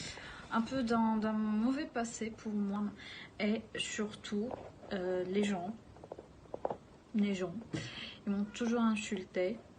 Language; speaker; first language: French; non-native, local second language; Arabic